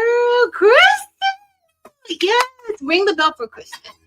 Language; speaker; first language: English; native; English